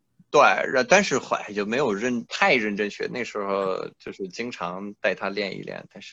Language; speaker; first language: Chinese; non-native, fluent; French